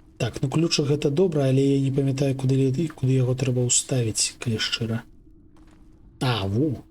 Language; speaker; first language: Belarusian; native; Belarusian